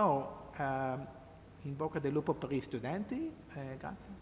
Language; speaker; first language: Italian; non-native, learner; Hebrew